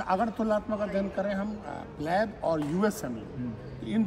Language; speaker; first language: Hindi; native; Hindi